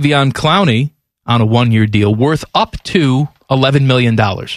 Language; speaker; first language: English; native; English